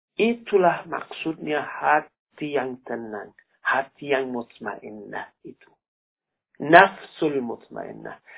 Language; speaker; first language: Indonesian; non-native, fluent; Persian